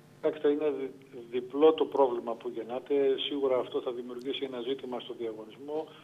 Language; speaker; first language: Greek; native; Greek